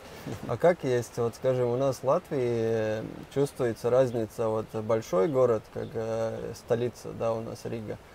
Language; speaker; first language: Russian; non-native, local second language; Latvian